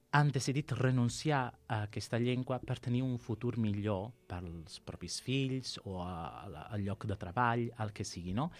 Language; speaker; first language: Catalan; non-native, fluent; Sicilian